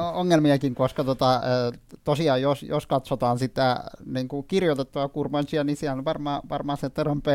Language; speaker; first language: Finnish; non-native, fluent; Arabic